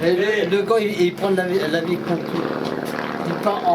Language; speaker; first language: French; native; French